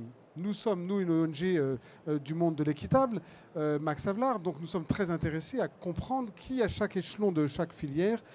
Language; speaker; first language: French; native; French